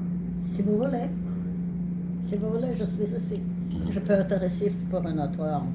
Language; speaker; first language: French; non-native, learner; English